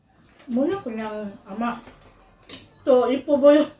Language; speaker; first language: Korean; non-native, learner; Filipino